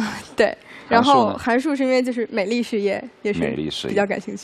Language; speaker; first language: Chinese; native; Chinese